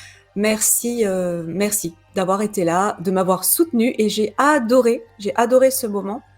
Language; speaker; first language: French; native; French